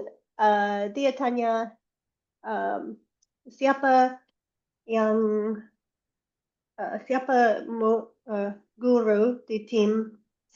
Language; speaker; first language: Indonesian; non-native, learner; English